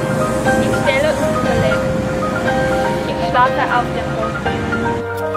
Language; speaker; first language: German; non-native, learner; English